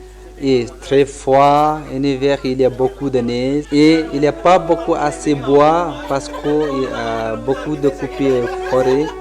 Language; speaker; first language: French; non-native, learner; Sherpa